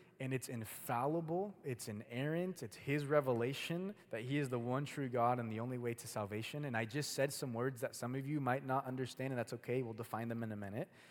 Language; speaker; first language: English; early bilingual, other home language; Spanish